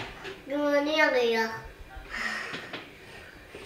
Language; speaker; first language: Hebrew; early bilingual, other home language; Russian